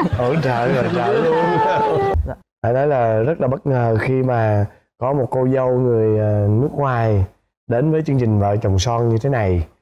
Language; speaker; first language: Vietnamese; native; Vietnamese